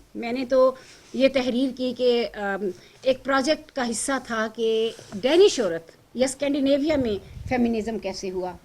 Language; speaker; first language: Urdu; native; Urdu